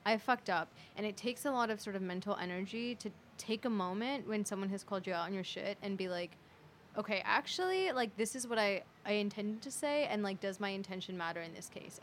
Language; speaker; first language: English; native; English